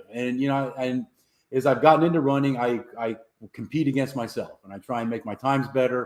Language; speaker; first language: English; native; English